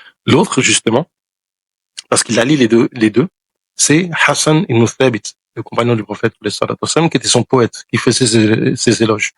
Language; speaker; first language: French; non-native, local second language; Wolof